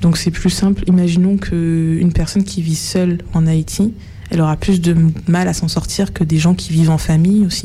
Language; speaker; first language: French; native; French